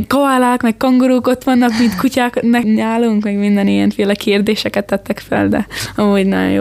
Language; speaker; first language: Hungarian; early bilingual, heritage; English